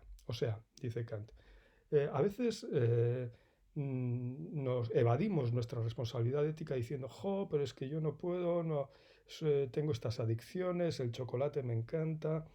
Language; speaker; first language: Spanish; native; Spanish